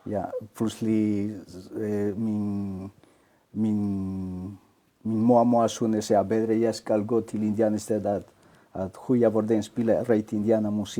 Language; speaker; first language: Danish; non-native, learner; Spanish